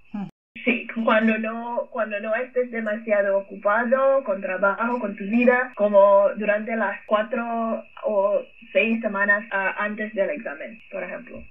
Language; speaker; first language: Spanish; non-native, fluent; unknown